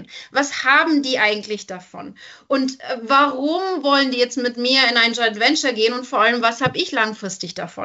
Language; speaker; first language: German; native; German